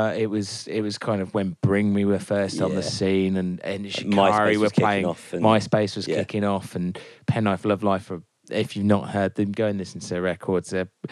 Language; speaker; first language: English; native; English